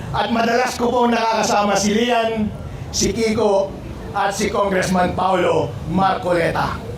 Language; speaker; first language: Filipino; non-native, local second language; Iloko